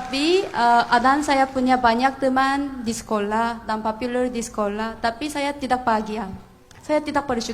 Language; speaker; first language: Indonesian; non-native, fluent; Korean